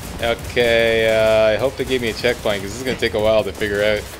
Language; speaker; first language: English; native; English